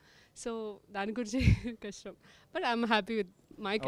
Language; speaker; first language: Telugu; non-native, learner; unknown